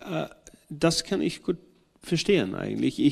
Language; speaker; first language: German; non-native, fluent; English